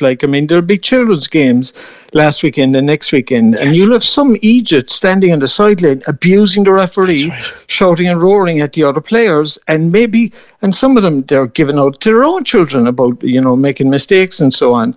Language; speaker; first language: English; native; English